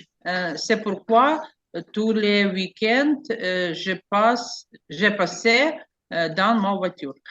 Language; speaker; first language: French; non-native, learner; Ukrainian